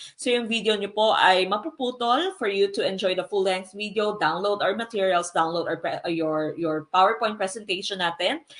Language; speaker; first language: English; non-native, local second language; Filipino